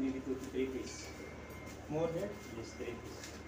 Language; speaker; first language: English; non-native, learner; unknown